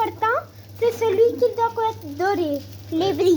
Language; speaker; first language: French; non-native, learner; Spanish